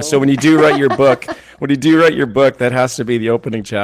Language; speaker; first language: English; native; English